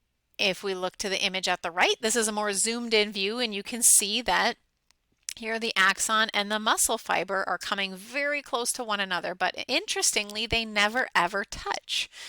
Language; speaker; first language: English; native; English